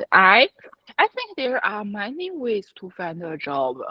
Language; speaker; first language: English; non-native, fluent; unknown